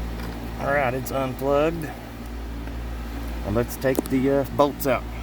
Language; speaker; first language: English; native; English